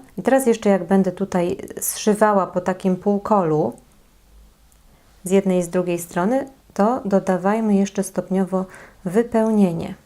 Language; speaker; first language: Polish; native; Polish